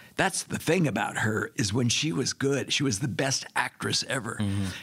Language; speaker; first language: English; native; English